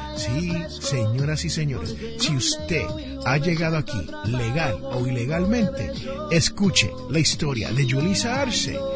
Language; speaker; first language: Spanish; early bilingual, heritage; Spanish